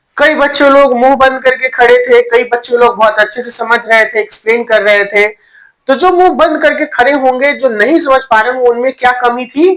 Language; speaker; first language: Hindi; native; Hindi